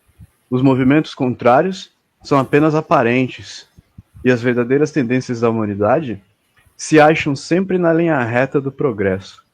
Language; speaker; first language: Portuguese; native; Portuguese